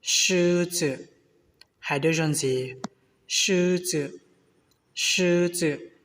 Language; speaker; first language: Chinese; non-native, learner; Hmong